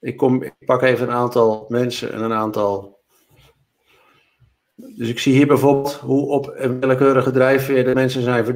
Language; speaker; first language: Dutch; native; Dutch